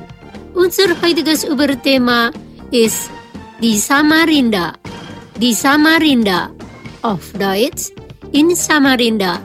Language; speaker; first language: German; non-native, fluent; Indonesian